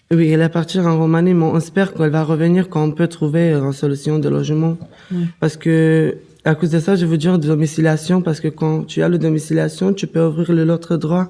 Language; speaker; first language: French; non-native, learner; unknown